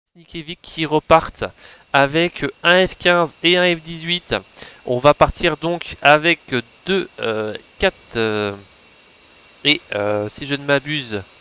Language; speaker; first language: French; native; French